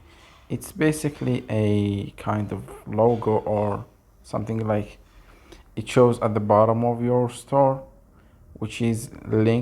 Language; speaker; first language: English; non-native, fluent; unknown